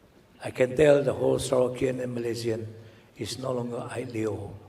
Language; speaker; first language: English; non-native, local second language; Malay